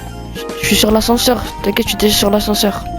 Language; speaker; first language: French; native; French